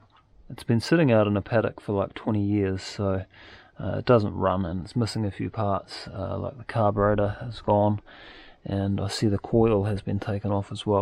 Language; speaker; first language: English; native; English